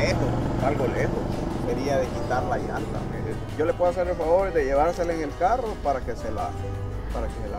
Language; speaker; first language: Spanish; native; Spanish